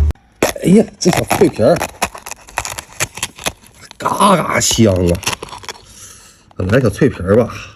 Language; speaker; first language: Chinese; native; Chinese